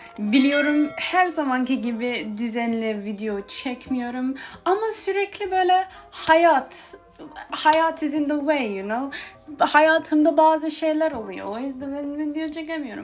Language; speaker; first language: Turkish; early bilingual, heritage; Turkish